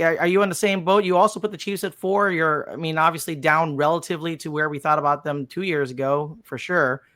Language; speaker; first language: English; native; English